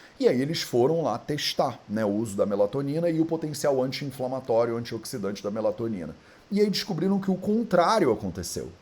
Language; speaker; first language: Portuguese; native; Portuguese